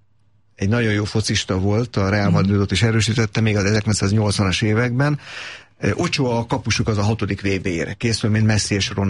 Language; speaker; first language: Hungarian; native; Hungarian